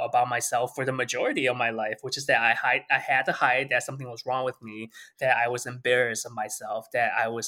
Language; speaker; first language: English; early bilingual, other home language; Chinese